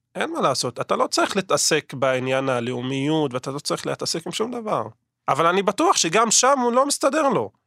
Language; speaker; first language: Hebrew; non-native, local second language; Arabic